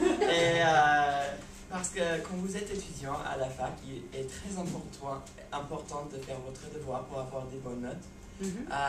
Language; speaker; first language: French; non-native, learner; English